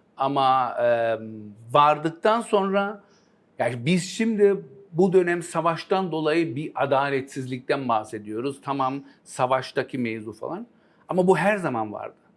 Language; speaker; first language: Turkish; early bilingual, heritage; Turkish